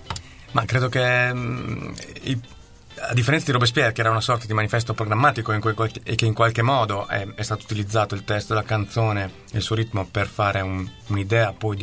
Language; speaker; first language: Italian; native; Italian